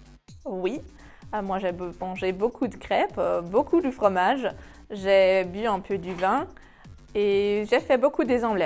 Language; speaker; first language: French; non-native, fluent; German